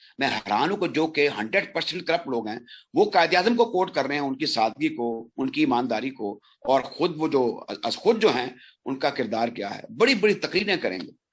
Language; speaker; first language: Urdu; non-native, local second language; Punjabi